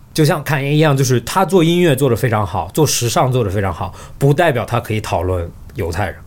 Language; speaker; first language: Chinese; early bilingual, heritage; Chinese